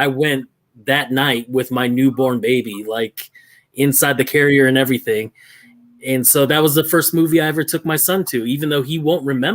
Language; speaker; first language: English; native; English